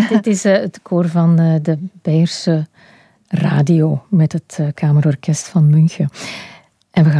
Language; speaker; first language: Dutch; native; Dutch